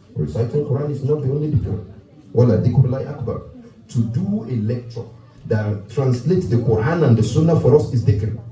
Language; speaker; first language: English; non-native, local second language; Yoruba